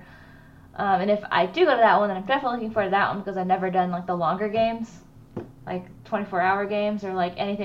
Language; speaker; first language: English; native; English